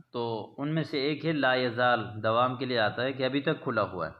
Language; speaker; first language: Urdu; native; Urdu